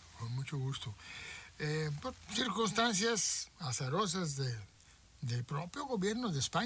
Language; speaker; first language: Spanish; native; Spanish